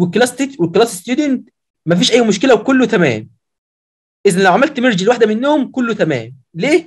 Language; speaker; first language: Arabic; native; Arabic